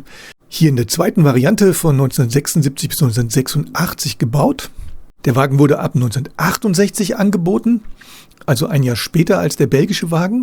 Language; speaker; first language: German; native; German